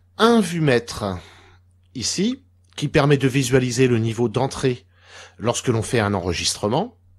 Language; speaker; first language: French; native; French